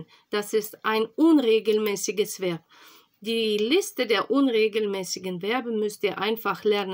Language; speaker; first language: German; non-native, fluent; Russian